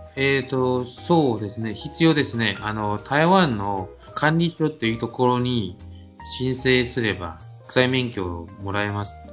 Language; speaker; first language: Japanese; non-native, fluent; Chinese